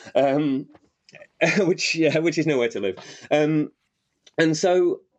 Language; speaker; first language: English; native; English